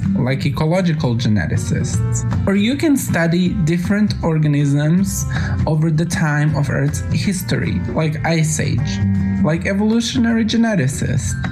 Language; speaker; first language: English; non-native, fluent; Bosnian